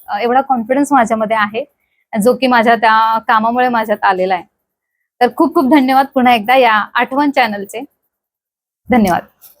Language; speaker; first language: Marathi; native; Marathi